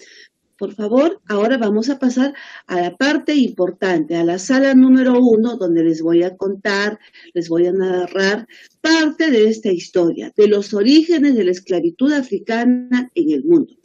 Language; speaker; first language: Spanish; native; Spanish